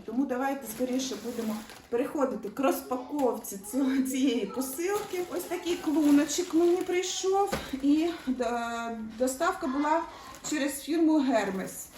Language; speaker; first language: Ukrainian; native; Ukrainian